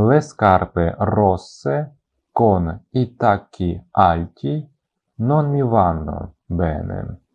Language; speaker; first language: Italian; non-native, fluent; Ukrainian